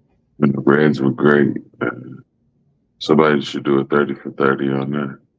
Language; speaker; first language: English; native; English